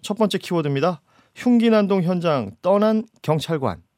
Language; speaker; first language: Korean; native; Korean